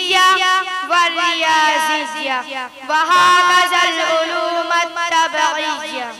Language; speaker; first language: Arabic; non-native, learner; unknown